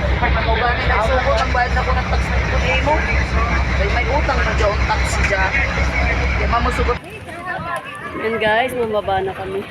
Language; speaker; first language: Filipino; non-native, local second language; Cebuano